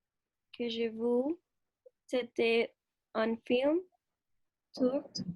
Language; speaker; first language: French; non-native, learner; Spanish